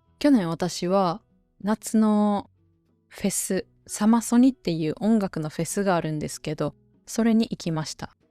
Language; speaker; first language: Japanese; native; Japanese